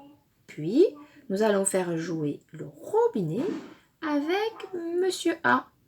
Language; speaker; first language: French; native; French